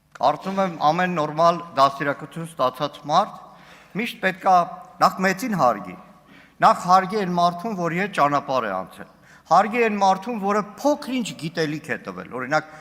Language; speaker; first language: Armenian; native; Armenian